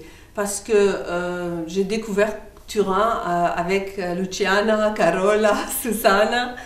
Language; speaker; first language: French; non-native, fluent; Persian